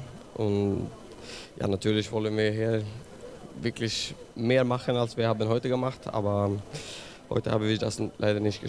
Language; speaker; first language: German; non-native, learner; Swedish